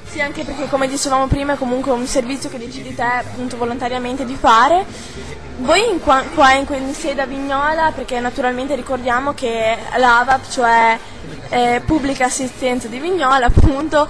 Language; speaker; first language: Italian; native; Italian